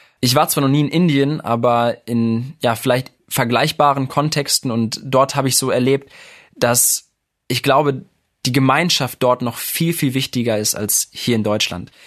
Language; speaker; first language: German; native; German